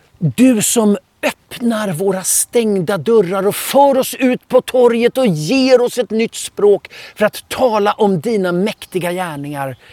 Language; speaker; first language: Swedish; native; Swedish